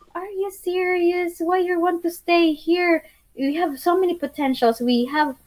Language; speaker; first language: English; non-native, local second language; Cebuano